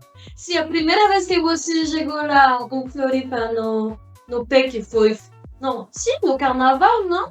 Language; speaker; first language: Portuguese; non-native, fluent; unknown